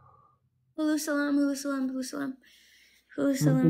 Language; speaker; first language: Amharic; non-native, learner; English